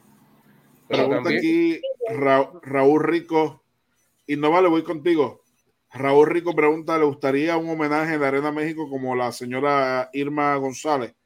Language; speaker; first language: Spanish; native; Spanish